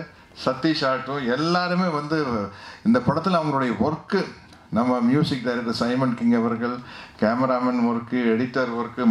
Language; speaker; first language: Tamil; native; Tamil